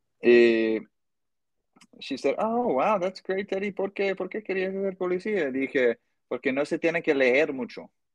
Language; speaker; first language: Spanish; non-native, fluent; English